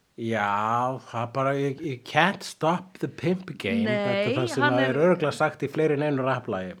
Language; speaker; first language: Icelandic; native; Icelandic